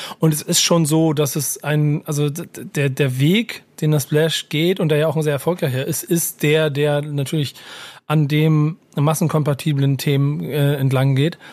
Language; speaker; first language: German; native; German